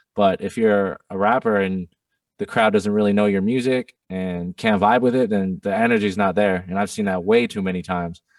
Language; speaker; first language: English; non-native, fluent; German